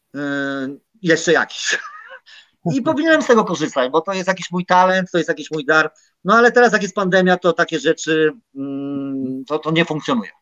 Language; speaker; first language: Polish; native; Polish